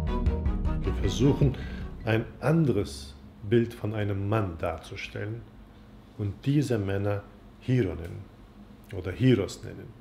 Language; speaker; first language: German; non-native, fluent; Turkish